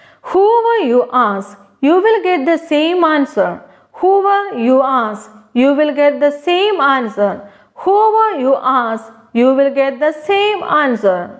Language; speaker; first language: English; non-native, local second language; Malayalam